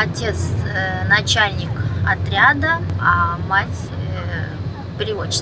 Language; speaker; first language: Russian; early bilingual, other home language; Vietnamese